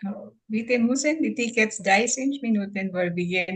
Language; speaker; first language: German; non-native, learner; Filipino